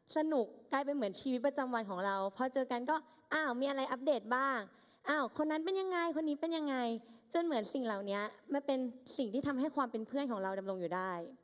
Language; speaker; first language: Thai; native; Thai